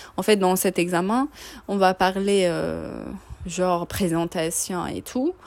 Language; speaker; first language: French; non-native, local second language; Arabic